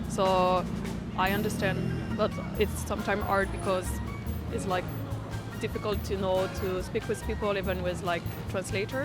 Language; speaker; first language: English; non-native, fluent; French